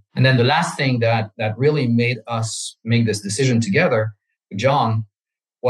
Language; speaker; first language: English; non-native, fluent; French